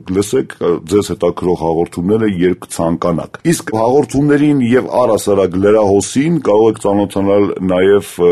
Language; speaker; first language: Armenian; native; Armenian